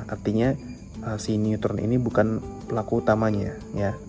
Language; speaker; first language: Indonesian; native; Indonesian